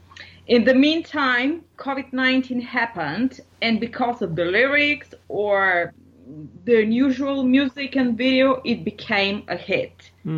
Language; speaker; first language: English; non-native, fluent; Bulgarian